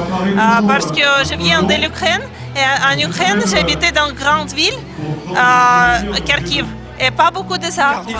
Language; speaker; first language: French; non-native, learner; Ukrainian